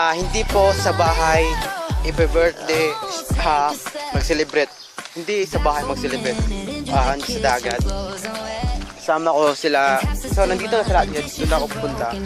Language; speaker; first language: Filipino; non-native, local second language; Cebuano